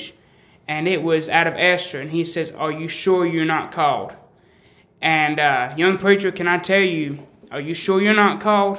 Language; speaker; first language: English; native; English